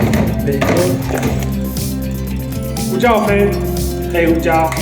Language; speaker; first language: Chinese; non-native, fluent; Italian